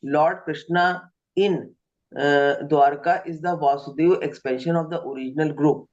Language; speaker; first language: English; non-native, local second language; Hindi